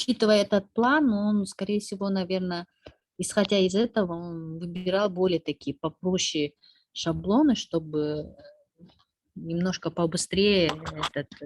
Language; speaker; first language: Russian; non-native, local second language; Kyrgyz